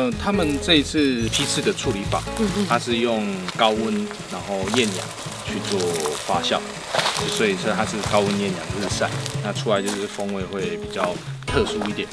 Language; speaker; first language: Chinese; native; Chinese